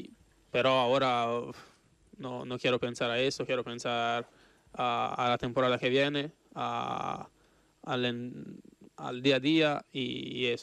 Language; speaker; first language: Spanish; non-native, fluent; Italian